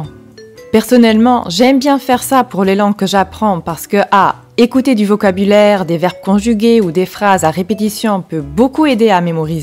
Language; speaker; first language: French; non-native, local second language; Luxembourgish